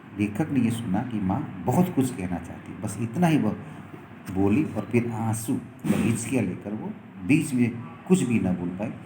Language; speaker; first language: Hindi; non-native, local second language; Gujarati